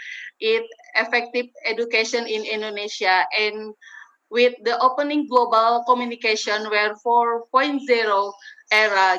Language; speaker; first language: English; non-native, learner; Indonesian